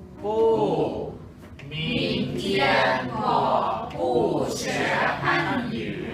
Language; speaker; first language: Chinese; non-native, learner; Thai